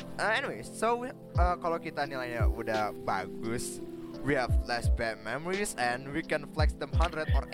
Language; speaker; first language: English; non-native, learner; Indonesian